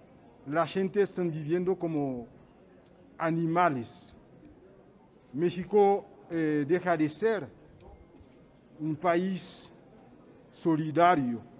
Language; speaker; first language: Spanish; non-native, fluent; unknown